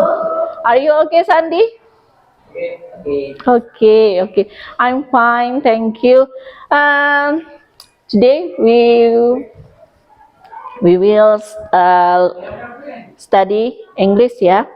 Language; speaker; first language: English; non-native, local second language; Indonesian